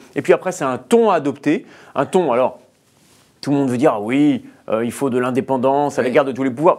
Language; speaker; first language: French; native; French